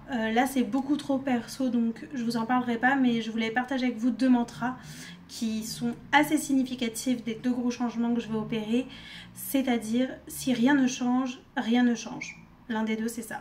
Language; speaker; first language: French; native; French